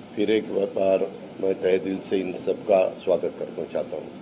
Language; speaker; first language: Hindi; non-native, local second language; Marathi